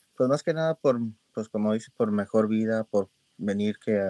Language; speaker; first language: Spanish; native; Spanish